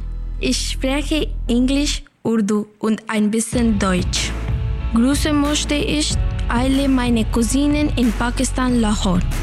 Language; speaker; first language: German; non-native, learner; Urdu